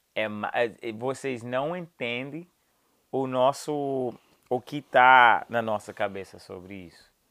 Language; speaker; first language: Portuguese; non-native, fluent; English